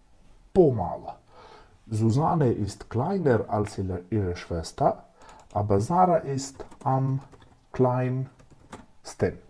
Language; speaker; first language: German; non-native, fluent; Macedonian